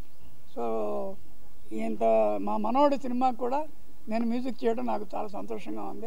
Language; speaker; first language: Telugu; native; Telugu